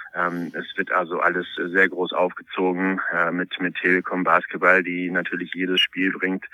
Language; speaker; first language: German; non-native, fluent; Polish